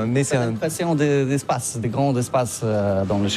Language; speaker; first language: French; non-native, learner; Polish